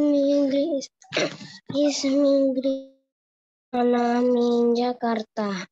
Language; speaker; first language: Arabic; non-native, learner; Indonesian